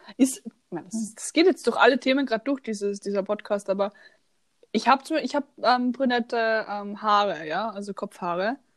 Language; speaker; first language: German; native; German